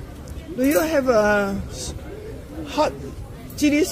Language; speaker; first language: English; non-native, learner; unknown